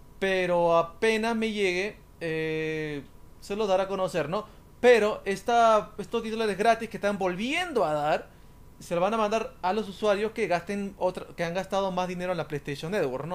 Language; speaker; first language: Spanish; native; Spanish